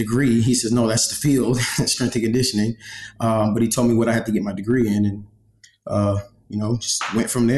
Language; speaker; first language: English; native; English